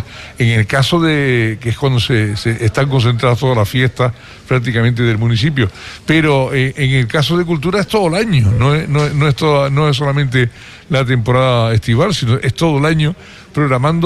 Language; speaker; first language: Spanish; native; Spanish